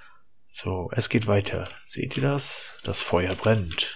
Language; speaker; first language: German; native; German